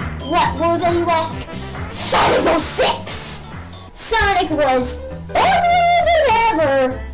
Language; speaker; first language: English; native; English